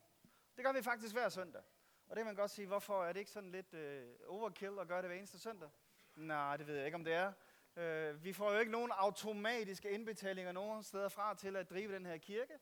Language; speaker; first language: Danish; native; Danish